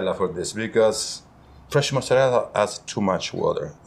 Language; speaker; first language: English; non-native, fluent; Italian